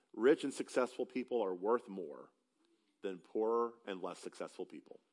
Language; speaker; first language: English; native; English